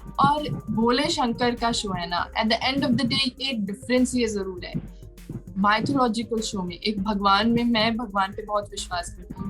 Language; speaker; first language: Hindi; native; Hindi